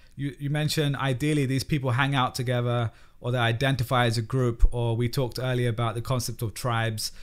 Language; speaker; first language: English; native; English